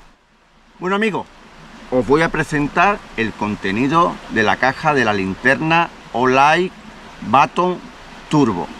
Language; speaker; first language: Spanish; native; Spanish